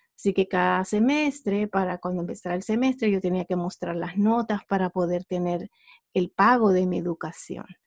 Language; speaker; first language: Spanish; native; Spanish